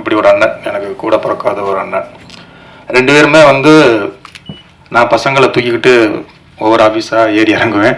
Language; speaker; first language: Tamil; native; Tamil